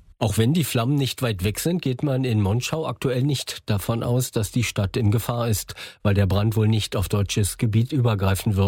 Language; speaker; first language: German; native; German